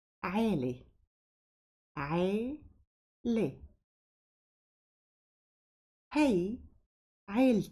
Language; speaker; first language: Arabic; native; Arabic